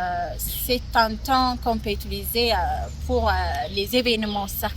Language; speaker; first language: French; non-native, fluent; Amharic